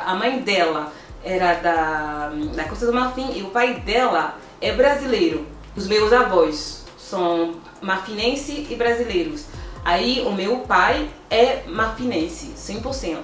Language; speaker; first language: Portuguese; non-native, fluent; French